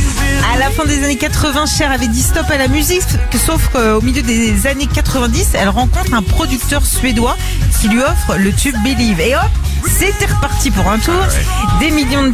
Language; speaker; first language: French; native; French